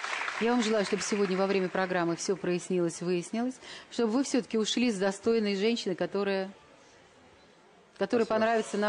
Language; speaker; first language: Russian; native; Russian